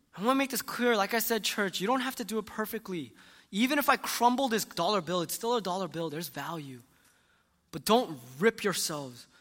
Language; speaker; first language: English; early bilingual, other home language; Korean